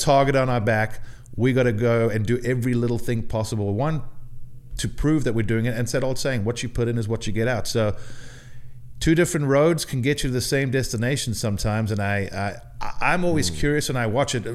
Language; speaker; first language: English; native; English